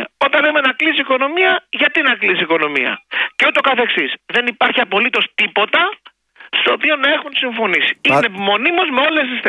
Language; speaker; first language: Greek; native; Greek